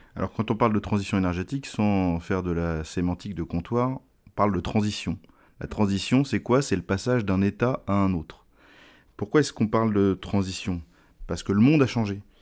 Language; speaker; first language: French; native; French